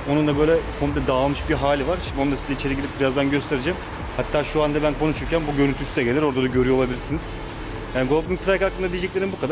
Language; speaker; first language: Turkish; native; Turkish